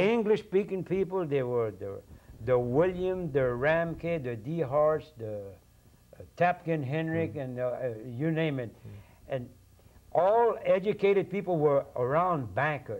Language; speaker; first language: English; non-native, local second language; French